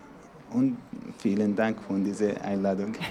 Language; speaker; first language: German; non-native, learner; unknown